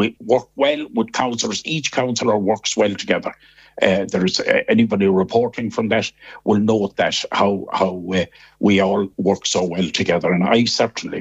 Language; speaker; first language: English; native; English